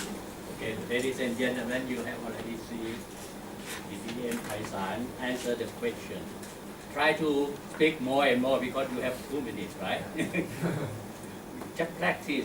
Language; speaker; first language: English; non-native, learner; Thai